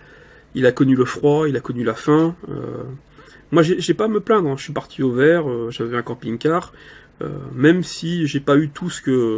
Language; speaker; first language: French; native; French